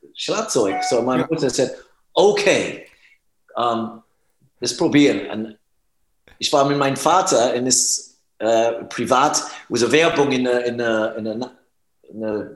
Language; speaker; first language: German; non-native, learner; English